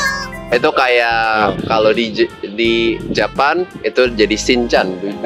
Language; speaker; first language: Indonesian; non-native, fluent; Korean